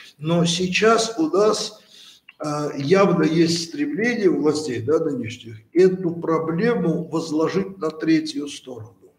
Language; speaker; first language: Russian; native; Russian